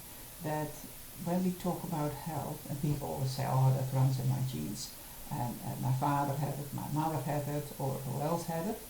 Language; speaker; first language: English; non-native, fluent; Dutch